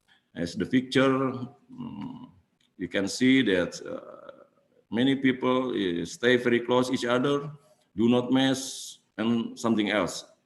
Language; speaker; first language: English; non-native, fluent; Indonesian